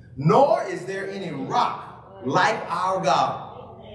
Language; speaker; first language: English; native; English